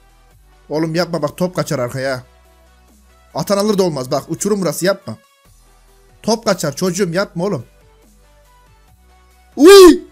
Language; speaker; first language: Turkish; native; Turkish